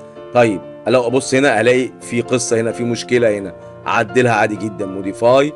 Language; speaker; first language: Arabic; native; Arabic